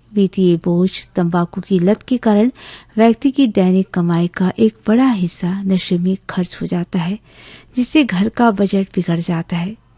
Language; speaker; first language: Hindi; native; Hindi